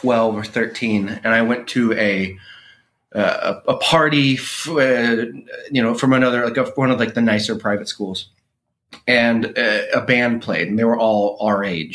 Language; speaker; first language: English; native; English